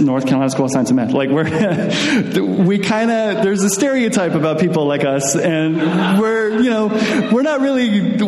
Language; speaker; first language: English; native; English